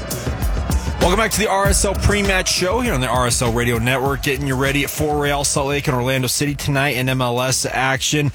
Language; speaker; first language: English; native; English